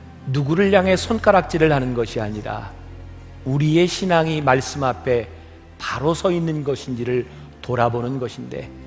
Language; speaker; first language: Korean; native; Korean